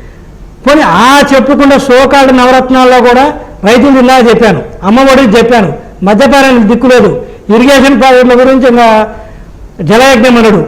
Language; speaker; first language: Telugu; native; Telugu